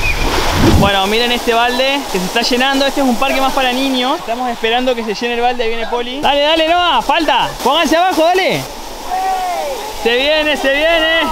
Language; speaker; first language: Spanish; native; Spanish